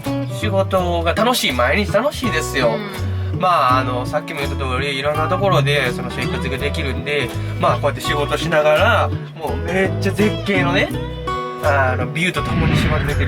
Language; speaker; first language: Japanese; native; Japanese